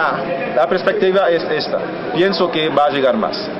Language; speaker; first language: Spanish; non-native, fluent; Haitian Creole